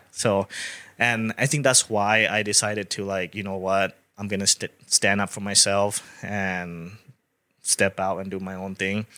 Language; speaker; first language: English; non-native, fluent; Thai